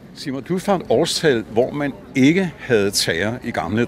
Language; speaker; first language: Danish; native; Danish